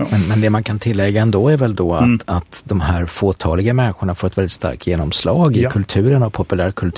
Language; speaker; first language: Swedish; native; Swedish